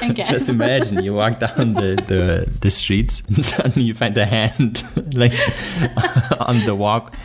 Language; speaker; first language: English; non-native, fluent; German